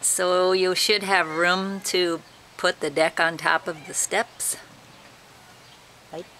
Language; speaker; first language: English; native; English